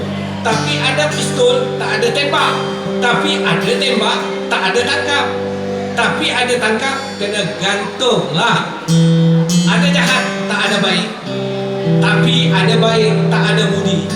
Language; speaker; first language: Malay; native; Malay